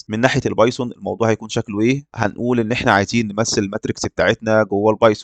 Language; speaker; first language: Arabic; native; Arabic